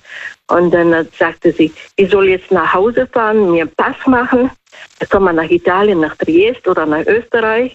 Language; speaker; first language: German; non-native, fluent; Slovenian